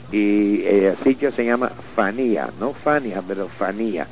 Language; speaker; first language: Spanish; non-native, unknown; English